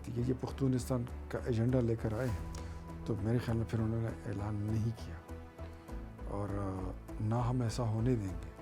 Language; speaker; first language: Urdu; non-native, local second language; Pashto